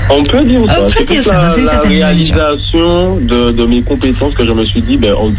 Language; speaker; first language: French; native; French